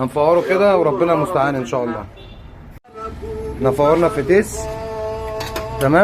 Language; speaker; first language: Arabic; native; Arabic